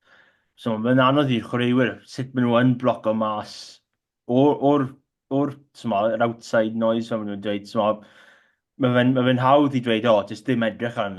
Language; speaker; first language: Welsh; non-native, local second language; English